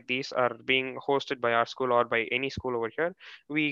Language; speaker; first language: English; non-native, local second language; Tamil